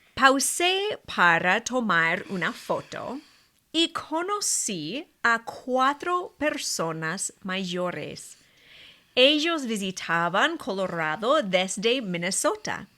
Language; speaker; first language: Spanish; non-native, fluent; English